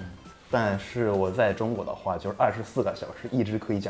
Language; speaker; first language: Chinese; non-native, learner; Japanese